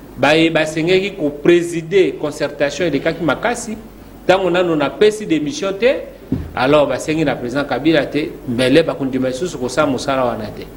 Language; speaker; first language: Lingala; native; Lingala